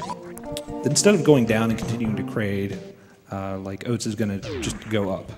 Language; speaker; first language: English; native; English